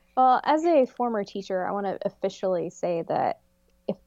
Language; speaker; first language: English; native; English